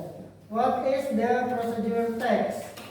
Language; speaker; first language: English; non-native, fluent; Indonesian